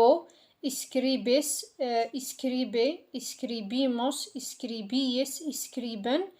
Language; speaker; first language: Spanish; non-native, fluent; French